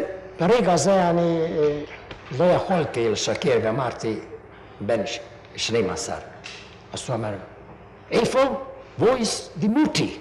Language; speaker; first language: Hebrew; non-native, fluent; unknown